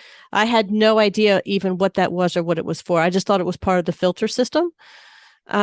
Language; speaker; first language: English; native; English